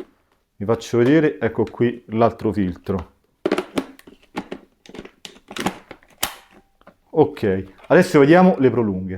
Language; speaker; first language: Italian; native; Italian